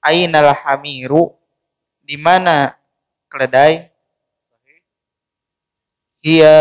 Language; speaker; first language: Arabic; non-native, learner; Indonesian